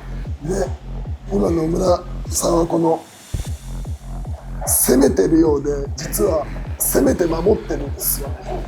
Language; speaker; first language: Japanese; native; Japanese